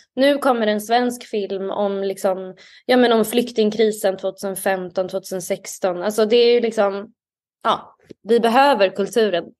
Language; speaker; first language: Swedish; native; Swedish